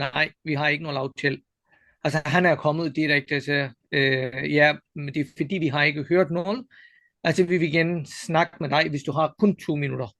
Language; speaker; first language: Danish; non-native, fluent; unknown